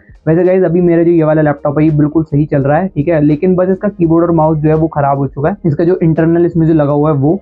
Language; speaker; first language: Hindi; native; Hindi